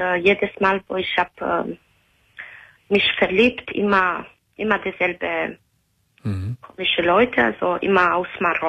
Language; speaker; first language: German; non-native, learner; Italian